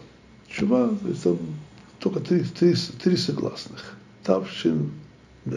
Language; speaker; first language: Russian; native; Russian